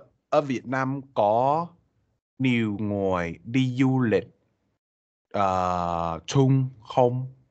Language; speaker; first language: Vietnamese; non-native, learner; English